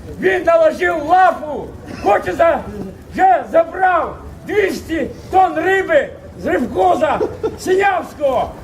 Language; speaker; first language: Ukrainian; native; Ukrainian